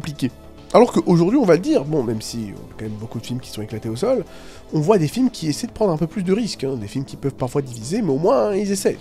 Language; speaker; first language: French; native; French